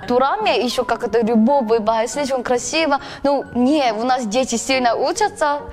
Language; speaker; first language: Russian; non-native, learner; Korean